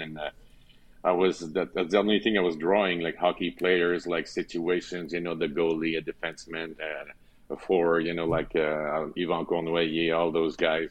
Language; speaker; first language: English; non-native, fluent; French